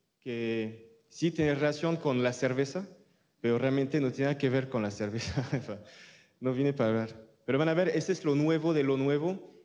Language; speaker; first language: Spanish; non-native, fluent; French